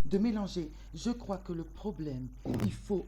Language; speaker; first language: French; non-native, local second language; Arabic